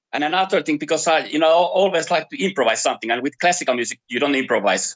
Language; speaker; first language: English; non-native, fluent; Finnish